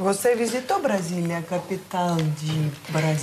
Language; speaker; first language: Portuguese; non-native, learner; Russian